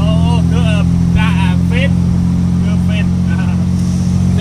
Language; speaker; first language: English; non-native, learner; Thai